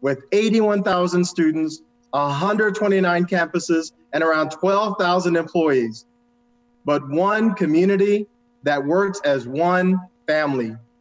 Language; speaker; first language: English; early bilingual, other home language; Spanish